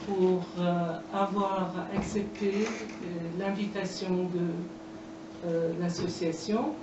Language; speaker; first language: French; non-native, fluent; Persian